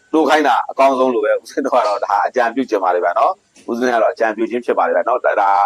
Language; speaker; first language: Burmese; native; Burmese